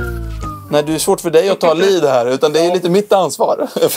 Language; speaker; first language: Swedish; native; Swedish